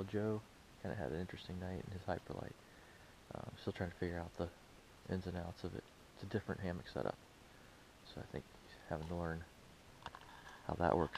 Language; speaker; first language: English; native; English